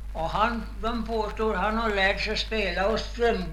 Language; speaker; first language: Swedish; native; Swedish